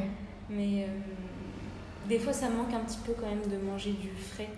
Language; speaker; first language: French; native; French